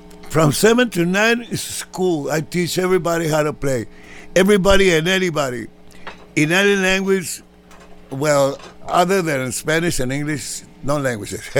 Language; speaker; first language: English; non-native, fluent; Spanish